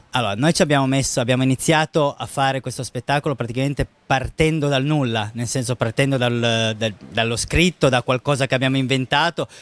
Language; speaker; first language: Italian; native; Italian